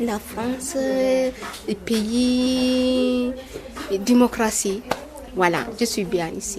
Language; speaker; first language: French; non-native, learner; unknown